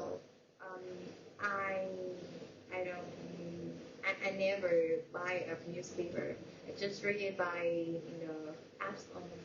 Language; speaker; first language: English; non-native, learner; Vietnamese